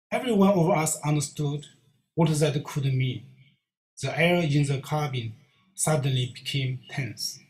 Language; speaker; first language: English; non-native, learner; Chinese